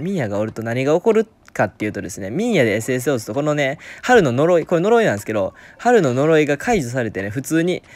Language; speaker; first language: Japanese; native; Japanese